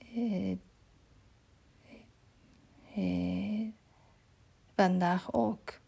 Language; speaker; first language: Dutch; non-native, learner; Arabic